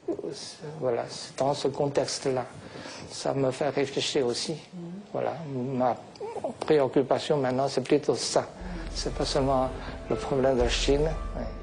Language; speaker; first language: French; non-native, fluent; Chinese